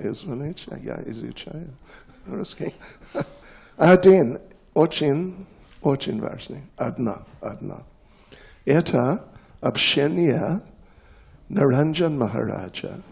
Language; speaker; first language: Russian; non-native, learner; English